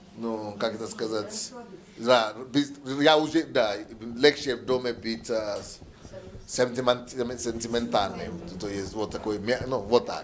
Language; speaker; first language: Russian; non-native, learner; Yoruba